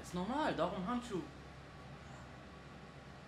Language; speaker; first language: German; early bilingual, other home language; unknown